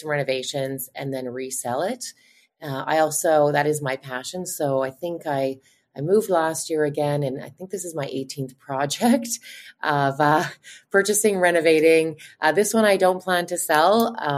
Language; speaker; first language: English; native; English